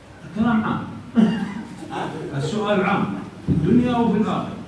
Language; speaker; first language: Arabic; native; Arabic